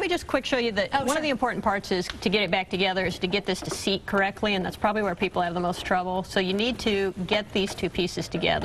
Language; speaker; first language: English; native; English